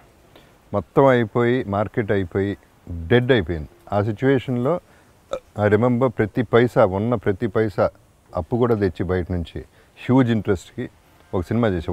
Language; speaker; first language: Telugu; native; Telugu